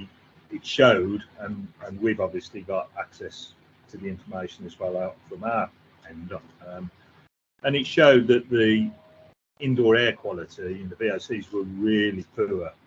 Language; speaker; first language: English; native; English